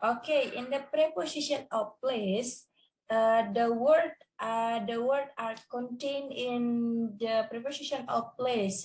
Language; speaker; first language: English; non-native, learner; Indonesian